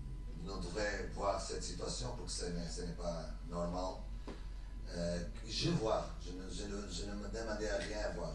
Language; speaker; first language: French; non-native, learner; Portuguese